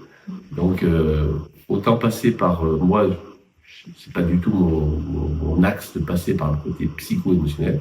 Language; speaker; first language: French; native; French